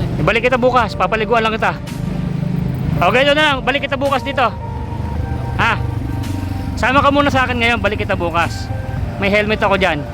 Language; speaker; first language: Filipino; native; Filipino